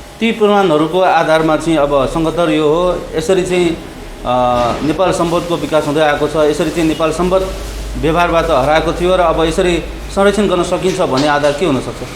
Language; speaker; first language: Nepali; non-native, local second language; Newari